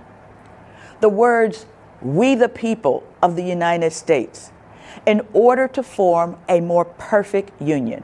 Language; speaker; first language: English; native; English